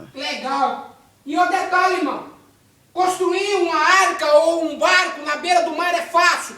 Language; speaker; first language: Portuguese; native; Portuguese